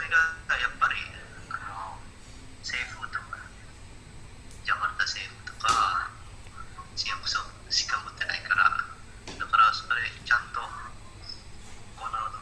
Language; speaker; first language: Japanese; non-native, learner; Indonesian